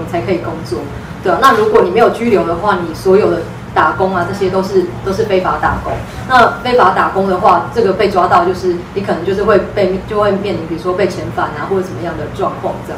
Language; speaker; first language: Chinese; native; Chinese